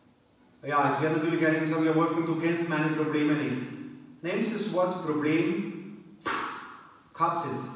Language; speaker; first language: German; native; German